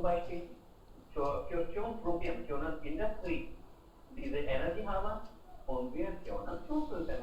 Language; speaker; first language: German; non-native, learner; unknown